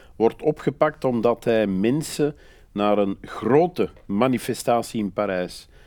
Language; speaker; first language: Dutch; non-native, fluent; Persian